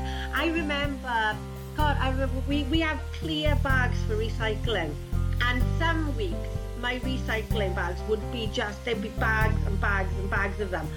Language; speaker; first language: English; native; English